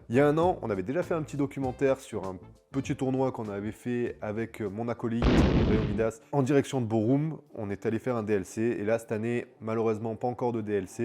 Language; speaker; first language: French; native; French